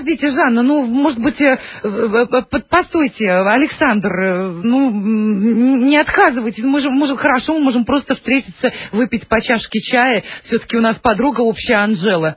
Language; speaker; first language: Russian; native; Russian